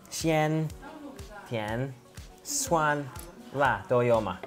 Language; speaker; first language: Chinese; non-native, learner; English